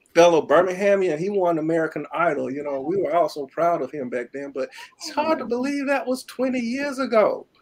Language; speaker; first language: English; native; English